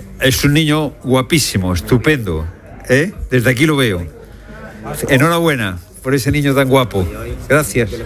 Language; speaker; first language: Spanish; native; Spanish